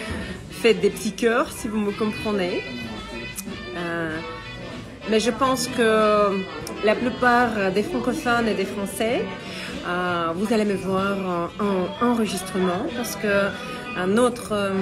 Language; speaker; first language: French; non-native, fluent; Russian